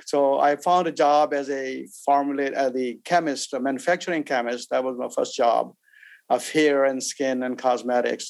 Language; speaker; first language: English; non-native, local second language; Urdu